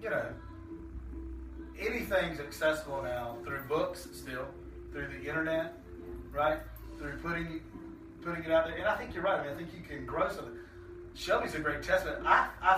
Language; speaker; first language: English; native; English